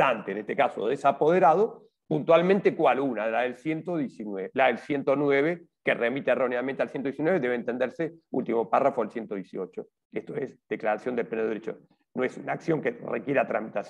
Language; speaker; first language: Spanish; native; Spanish